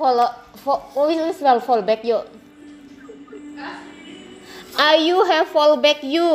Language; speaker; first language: English; non-native, learner; Indonesian